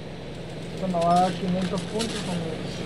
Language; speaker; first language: Spanish; native; Spanish